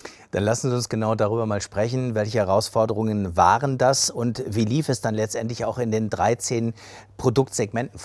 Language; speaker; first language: German; native; German